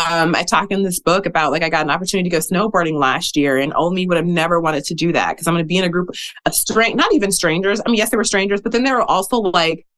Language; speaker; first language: English; native; English